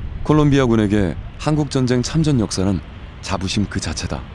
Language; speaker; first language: Korean; native; Korean